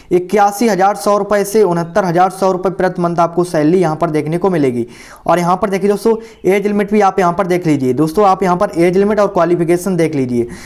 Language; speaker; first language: Hindi; native; Hindi